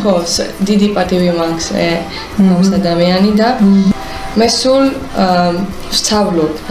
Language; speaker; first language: Georgian; early bilingual, heritage; Hebrew